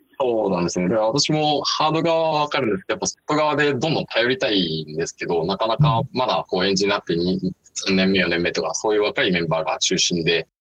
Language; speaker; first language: Japanese; native; Japanese